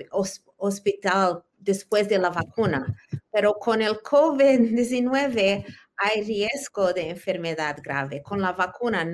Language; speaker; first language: Spanish; early bilingual, heritage; Spanish